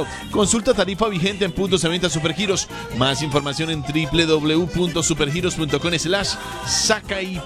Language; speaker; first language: Spanish; native; Spanish